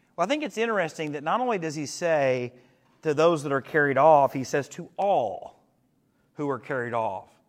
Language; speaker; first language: English; native; English